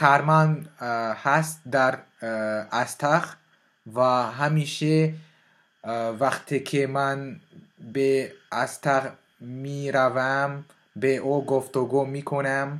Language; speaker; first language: Turkish; non-native, fluent; French